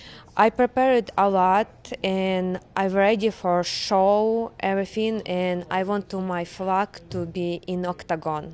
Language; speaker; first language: English; non-native, learner; Ukrainian